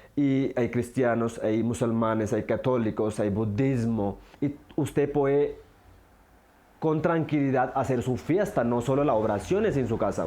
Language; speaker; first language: Spanish; non-native, learner; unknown